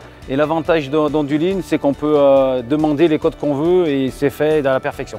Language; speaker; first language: French; native; French